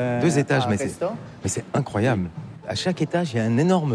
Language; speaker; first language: French; native; French